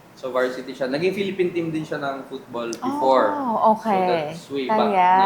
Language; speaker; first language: Filipino; native; Filipino